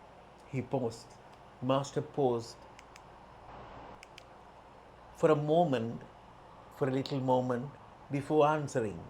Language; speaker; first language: English; non-native, local second language; Sinhala